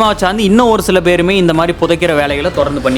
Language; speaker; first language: Tamil; native; Tamil